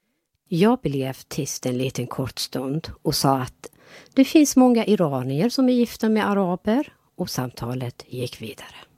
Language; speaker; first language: Swedish; non-native, fluent; Persian